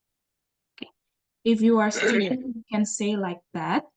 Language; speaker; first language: English; non-native, learner; Indonesian